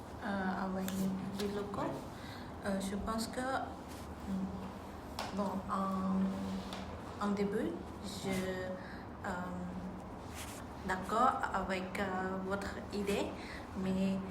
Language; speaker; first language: French; non-native, learner; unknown